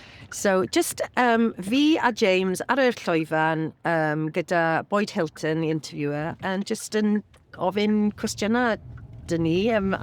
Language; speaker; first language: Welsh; non-native, local second language; English